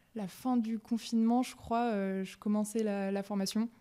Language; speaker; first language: French; native; French